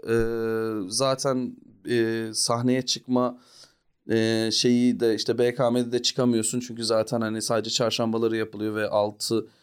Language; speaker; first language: Turkish; early bilingual, heritage; Turkish